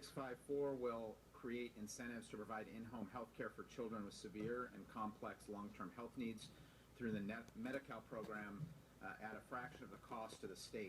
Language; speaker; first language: English; native; English